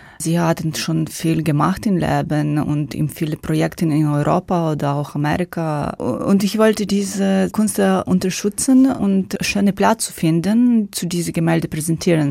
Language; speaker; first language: German; non-native, learner; Ukrainian